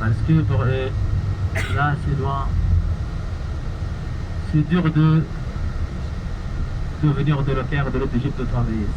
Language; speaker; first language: French; non-native, learner; Arabic